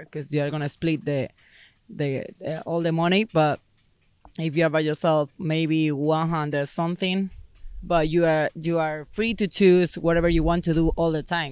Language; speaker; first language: English; non-native, fluent; Spanish